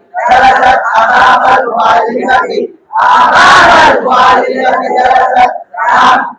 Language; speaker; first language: Arabic; non-native, learner; Bangla